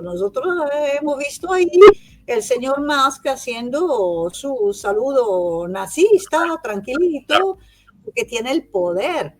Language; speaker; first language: Spanish; non-native, fluent; Italian